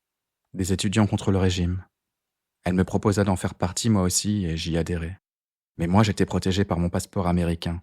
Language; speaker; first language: French; native; French